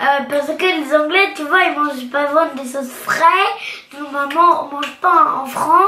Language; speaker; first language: French; early bilingual, other home language; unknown